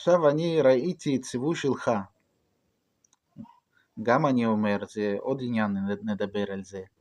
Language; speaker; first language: Hebrew; non-native, fluent; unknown